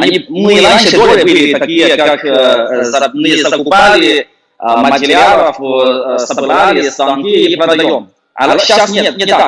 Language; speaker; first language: Russian; non-native, fluent; Chinese